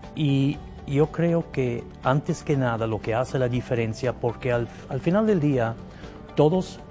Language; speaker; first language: Spanish; non-native, fluent; Swiss German